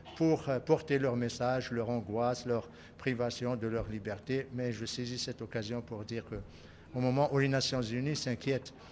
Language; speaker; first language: French; non-native, local second language; Arabic